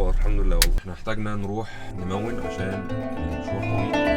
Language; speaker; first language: Arabic; native; Arabic